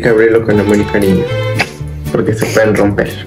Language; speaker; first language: Spanish; native; Spanish